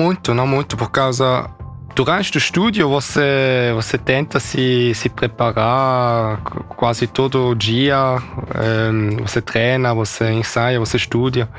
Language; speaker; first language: Portuguese; early bilingual, heritage; German